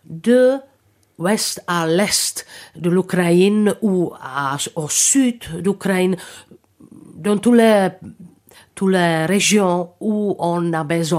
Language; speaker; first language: French; non-native, fluent; Czech